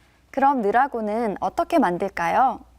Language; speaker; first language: Korean; native; Korean